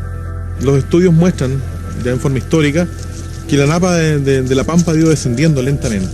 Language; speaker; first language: Spanish; native; Spanish